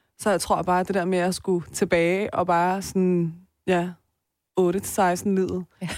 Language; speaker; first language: Danish; native; Danish